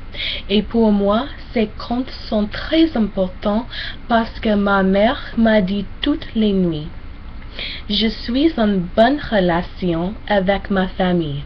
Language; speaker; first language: French; non-native, learner; English